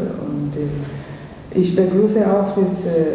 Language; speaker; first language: German; non-native, fluent; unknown